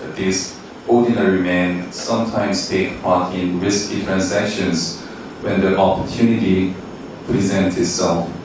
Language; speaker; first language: English; non-native, learner; Korean